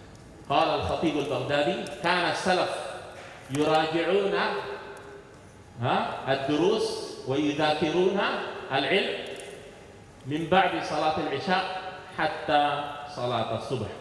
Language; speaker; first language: Arabic; non-native, fluent; Indonesian